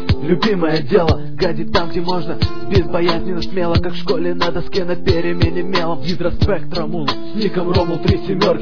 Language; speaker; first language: Russian; native; Russian